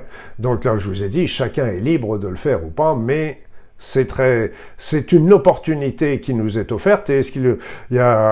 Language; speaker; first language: French; native; French